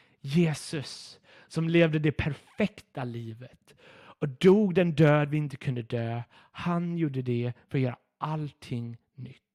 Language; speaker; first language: Swedish; non-native, fluent; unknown